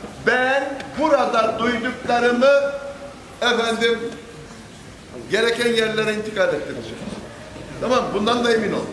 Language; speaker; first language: Turkish; native; Turkish